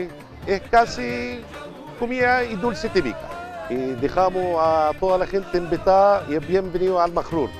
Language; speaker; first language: Spanish; non-native, fluent; Arabic